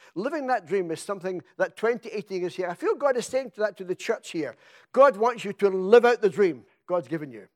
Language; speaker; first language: English; native; English